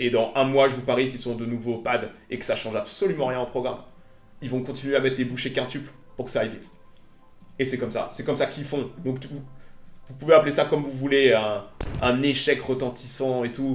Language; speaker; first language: French; native; French